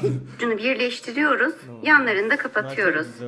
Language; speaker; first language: Turkish; native; Turkish